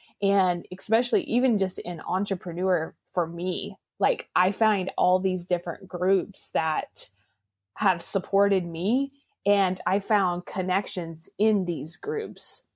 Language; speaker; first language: English; non-native, local second language; Pennsylvania German